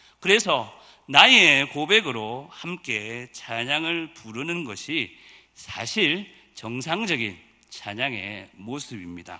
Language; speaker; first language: Korean; native; Korean